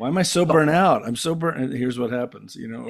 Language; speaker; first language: English; native; English